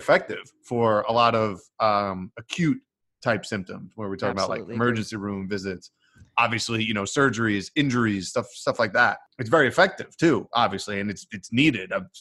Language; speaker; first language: English; native; English